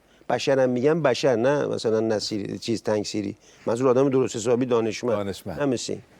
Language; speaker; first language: Persian; native; Persian